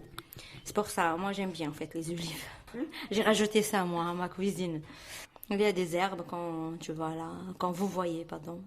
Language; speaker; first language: French; non-native, fluent; Arabic